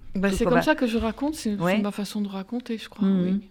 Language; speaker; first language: French; native; French